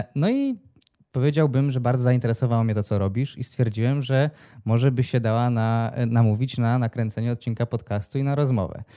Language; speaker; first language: Polish; native; Polish